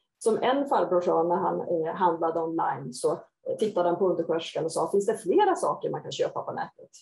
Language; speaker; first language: Swedish; native; Swedish